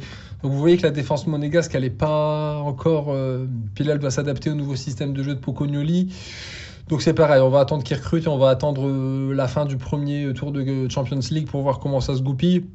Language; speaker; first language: French; native; French